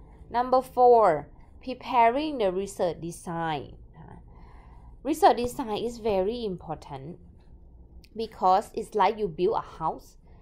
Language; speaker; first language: English; non-native, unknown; Thai